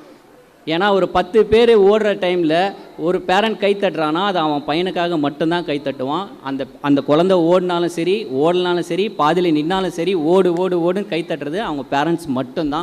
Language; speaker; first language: Tamil; native; Tamil